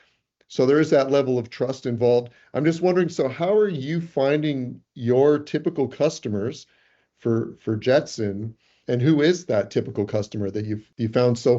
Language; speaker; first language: English; native; English